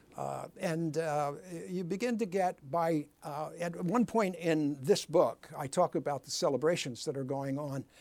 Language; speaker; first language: English; early bilingual, other home language; Italian